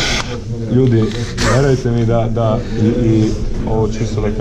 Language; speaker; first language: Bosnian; early bilingual, heritage; Croatian